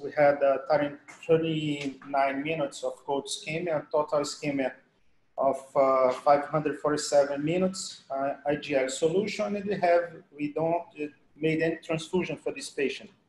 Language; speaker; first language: English; non-native, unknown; Portuguese